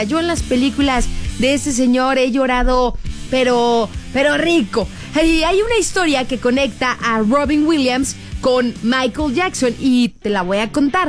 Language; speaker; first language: Spanish; native; Spanish